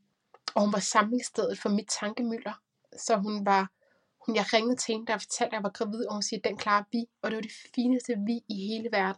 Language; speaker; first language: Danish; native; Danish